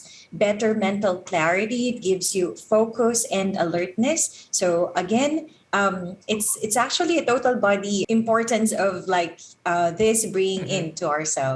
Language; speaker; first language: English; non-native, local second language; Filipino